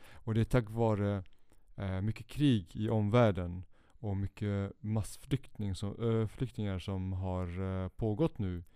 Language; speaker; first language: Swedish; early bilingual, other home language; Kurdish